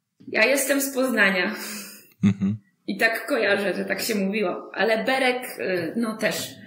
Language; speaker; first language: Polish; native; Polish